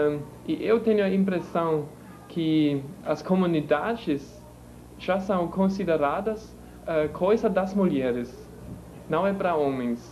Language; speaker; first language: Portuguese; non-native, fluent; German